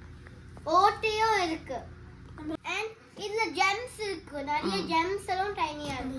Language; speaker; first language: Tamil; early bilingual, heritage; Tamil